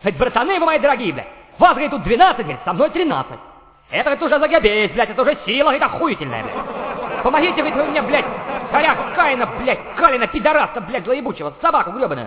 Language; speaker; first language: Russian; native; Russian